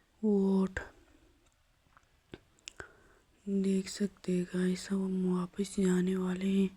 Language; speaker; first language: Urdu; non-native, local second language; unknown